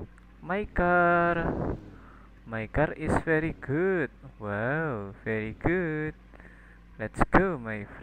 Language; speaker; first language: English; non-native, learner; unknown